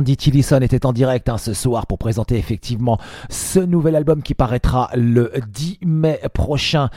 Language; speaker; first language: French; native; French